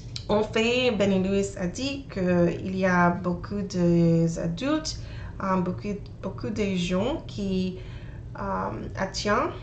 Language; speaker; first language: French; non-native, learner; English